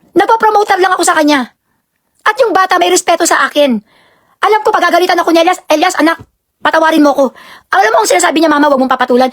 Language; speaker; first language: Filipino; native; Filipino